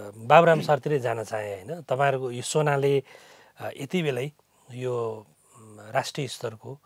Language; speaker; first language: Nepali; native; Nepali